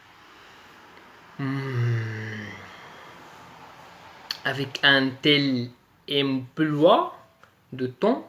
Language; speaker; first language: French; native; French